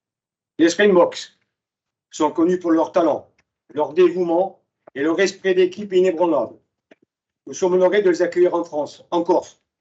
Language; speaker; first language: French; native; French